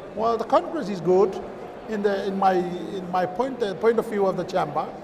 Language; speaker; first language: English; non-native, fluent; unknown